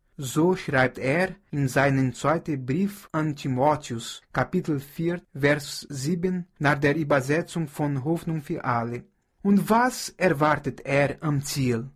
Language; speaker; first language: German; non-native, fluent; Portuguese